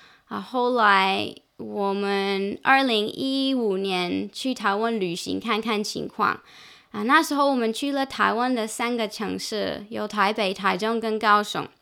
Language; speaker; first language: Chinese; non-native, fluent; English